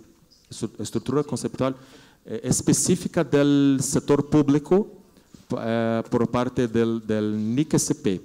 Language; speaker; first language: Spanish; non-native, learner; Portuguese